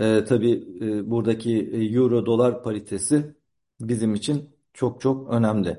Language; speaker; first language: Turkish; native; Turkish